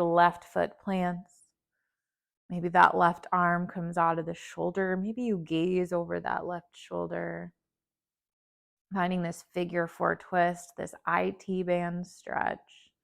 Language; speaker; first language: English; native; English